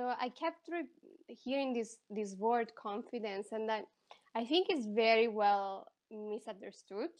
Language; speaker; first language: English; non-native, fluent; Italian